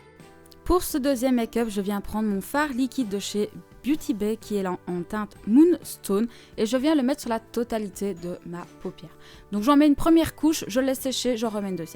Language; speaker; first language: French; native; French